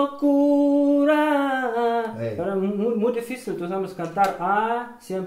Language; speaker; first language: Spanish; non-native, learner; Russian